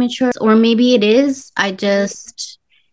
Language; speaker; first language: English; early bilingual, other home language; Spanish